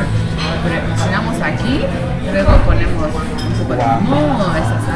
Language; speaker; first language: Spanish; non-native, fluent; Japanese